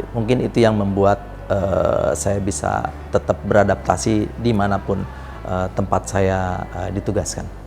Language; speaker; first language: Indonesian; native; Indonesian